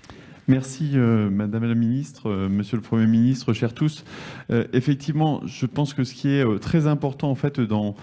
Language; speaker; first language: French; native; French